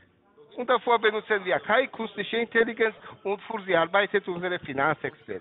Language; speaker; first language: German; non-native, learner; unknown